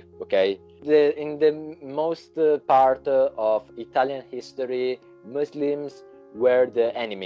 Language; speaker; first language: English; non-native, learner; Italian